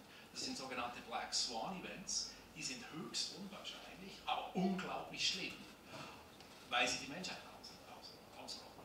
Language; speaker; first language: German; native; German